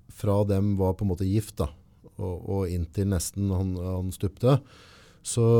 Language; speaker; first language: Norwegian; native; Norwegian